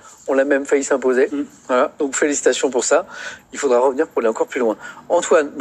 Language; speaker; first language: French; native; French